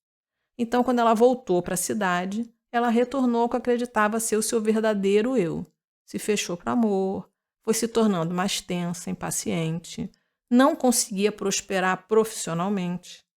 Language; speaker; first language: Portuguese; native; Portuguese